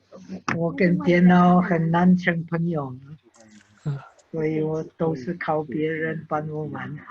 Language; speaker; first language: Chinese; non-native, fluent; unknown